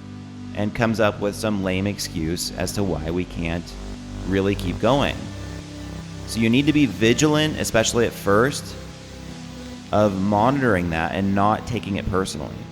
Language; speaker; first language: English; native; English